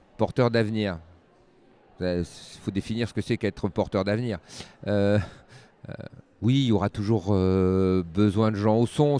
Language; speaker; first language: French; native; French